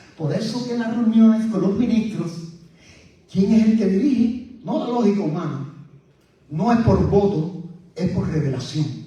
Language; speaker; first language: Spanish; native; Spanish